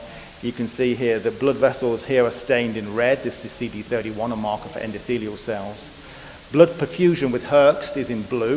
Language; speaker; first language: English; native; English